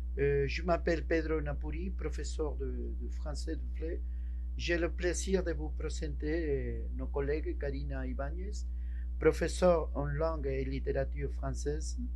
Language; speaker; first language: French; non-native, fluent; Spanish